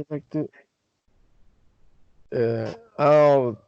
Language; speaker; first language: English; non-native, learner; Spanish